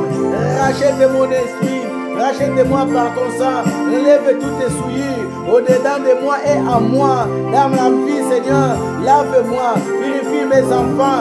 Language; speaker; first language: French; non-native, local second language; Lingala